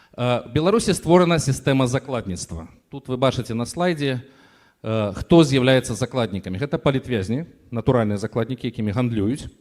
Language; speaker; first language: Belarusian; native; Belarusian